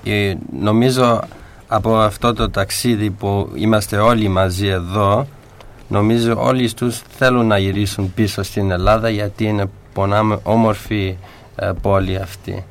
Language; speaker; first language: Greek; early bilingual, heritage; English